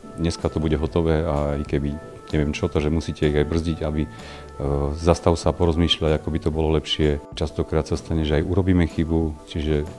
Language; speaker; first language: Slovak; native; Slovak